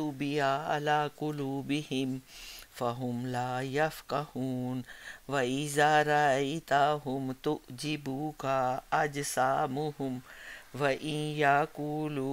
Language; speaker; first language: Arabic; non-native, learner; Hindi